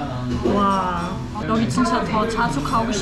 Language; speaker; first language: Korean; non-native, fluent; German